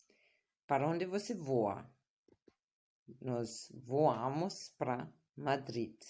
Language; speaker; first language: Portuguese; non-native, fluent; German